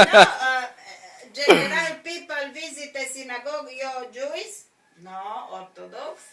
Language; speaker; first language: English; non-native, learner; Romanian